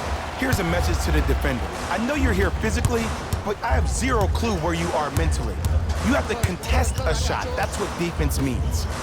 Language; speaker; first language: English; native; English